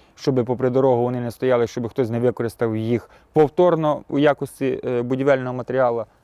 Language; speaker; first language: Ukrainian; native; Ukrainian